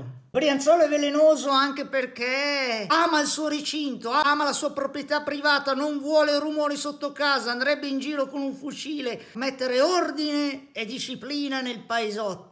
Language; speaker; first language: Italian; native; Italian